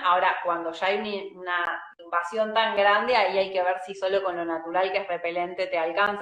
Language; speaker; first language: Spanish; native; Spanish